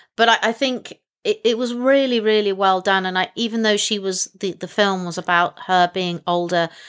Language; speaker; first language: English; native; English